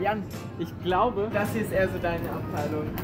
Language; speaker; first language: German; native; German